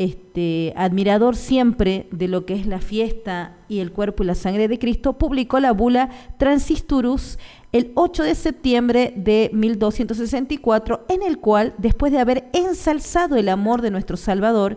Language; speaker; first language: Spanish; native; Spanish